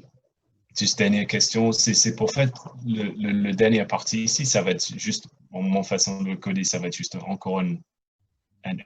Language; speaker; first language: French; non-native, fluent; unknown